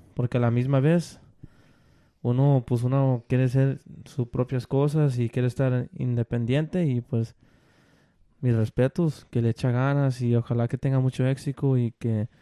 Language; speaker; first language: Spanish; early bilingual, other home language; English